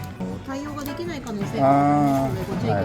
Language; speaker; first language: Japanese; native; Japanese